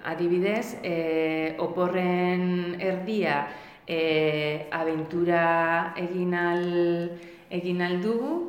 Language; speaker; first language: Basque; non-native, learner; Spanish